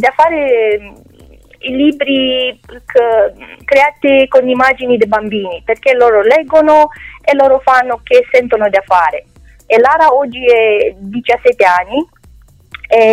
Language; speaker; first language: Italian; non-native, learner; Romanian